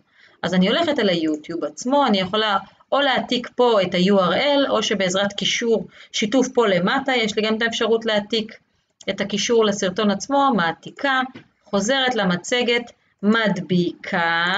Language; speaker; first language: Hebrew; native; Hebrew